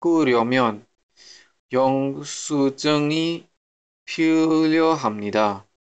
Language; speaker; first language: Korean; non-native, learner; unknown